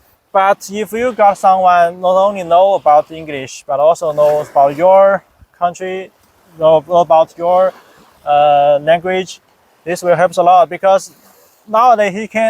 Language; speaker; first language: English; non-native, fluent; Chinese